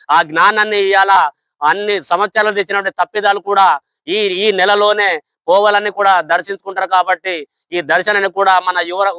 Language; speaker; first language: Telugu; non-native, local second language; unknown